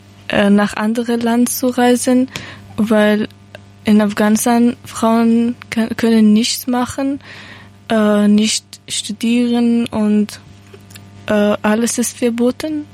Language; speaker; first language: German; non-native, learner; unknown